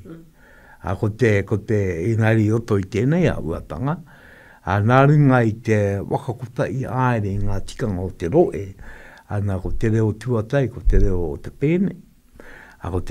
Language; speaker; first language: Māori; native; Māori